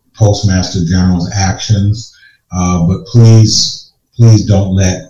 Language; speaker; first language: English; native; English